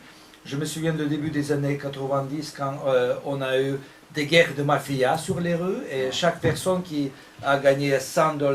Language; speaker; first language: French; non-native, fluent; Russian